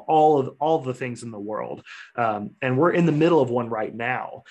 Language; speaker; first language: English; native; English